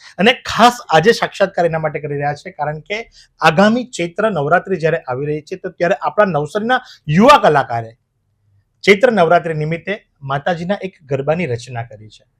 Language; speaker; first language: Gujarati; native; Gujarati